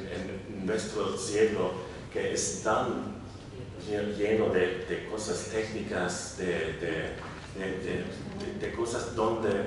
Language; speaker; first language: Spanish; non-native, learner; German